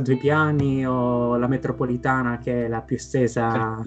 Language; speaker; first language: Italian; native; Italian